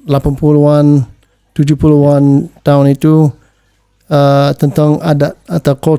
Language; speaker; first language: Indonesian; early bilingual, heritage; English